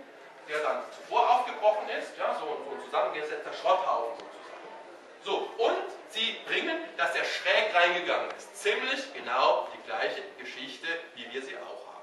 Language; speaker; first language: German; native; German